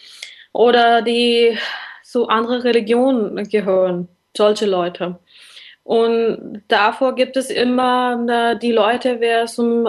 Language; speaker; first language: German; non-native, learner; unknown